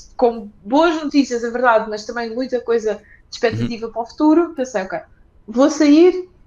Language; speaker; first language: Portuguese; early bilingual, other home language; Ukrainian